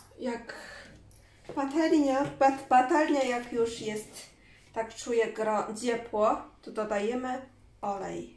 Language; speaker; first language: Polish; non-native, learner; Chinese